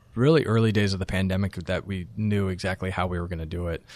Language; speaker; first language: English; native; English